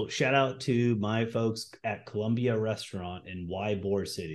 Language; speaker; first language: English; native; English